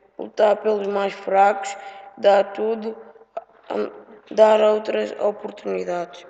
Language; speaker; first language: Portuguese; early bilingual, other home language; Upper Guinea Crioulo